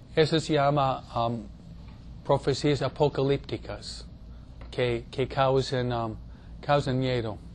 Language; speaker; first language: Spanish; non-native, fluent; English